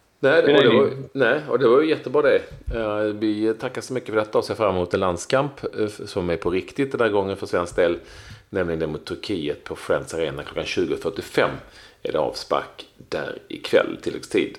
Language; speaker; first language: Swedish; native; Swedish